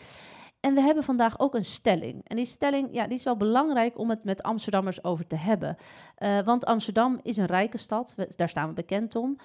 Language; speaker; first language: Dutch; native; Dutch